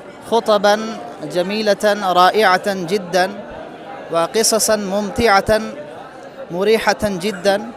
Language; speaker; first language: Arabic; non-native, fluent; Urdu